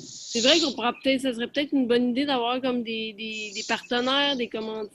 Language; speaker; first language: French; native; French